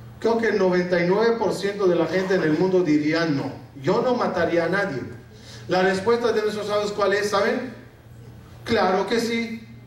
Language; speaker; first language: Spanish; non-native, fluent; Arabic